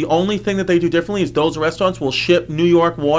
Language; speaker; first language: English; native; English